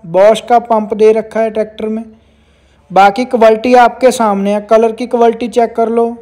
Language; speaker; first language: Hindi; native; Hindi